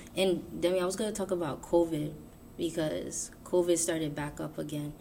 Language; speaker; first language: English; native; English